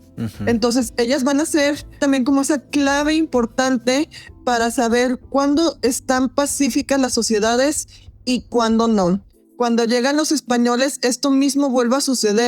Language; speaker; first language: Spanish; native; Spanish